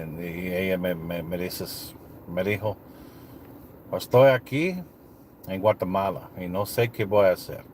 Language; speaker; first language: Spanish; non-native, learner; English